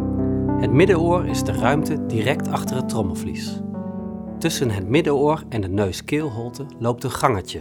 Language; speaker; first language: Dutch; native; Dutch